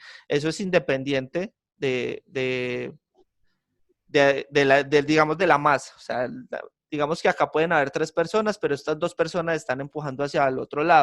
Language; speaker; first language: Spanish; native; Spanish